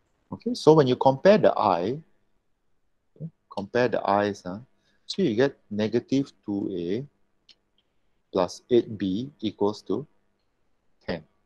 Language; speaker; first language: English; non-native, local second language; Malay